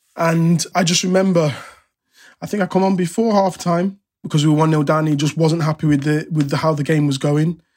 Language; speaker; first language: English; native; English